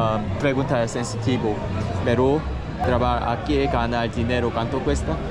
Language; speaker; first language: Spanish; non-native, learner; Korean